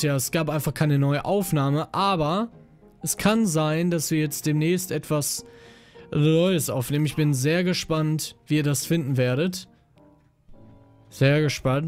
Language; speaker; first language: German; native; German